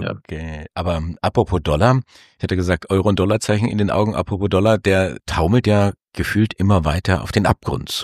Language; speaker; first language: German; native; German